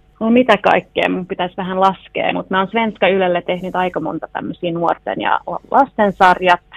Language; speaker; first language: Finnish; non-native, local second language; Swedish